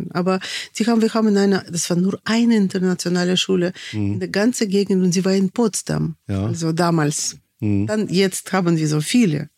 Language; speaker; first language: German; non-native, fluent; Russian